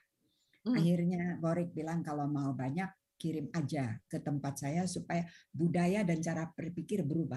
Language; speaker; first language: Indonesian; native; Indonesian